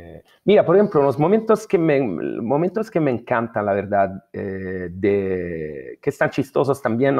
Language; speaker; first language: Spanish; non-native, fluent; Italian